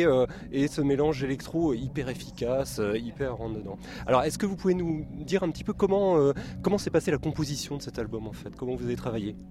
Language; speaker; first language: French; native; French